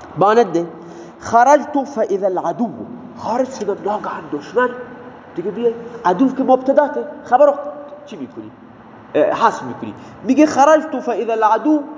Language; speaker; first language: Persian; non-native, local second language; Baluchi